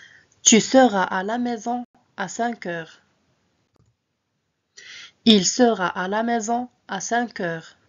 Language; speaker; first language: French; non-native, local second language; Arabic